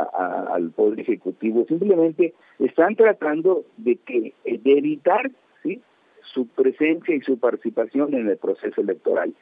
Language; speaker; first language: Spanish; native; Spanish